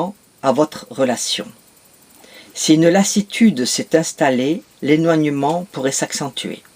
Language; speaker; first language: French; native; French